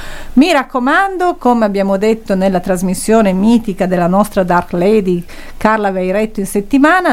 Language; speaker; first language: Italian; native; Italian